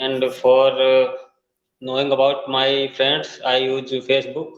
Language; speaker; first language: English; non-native, fluent; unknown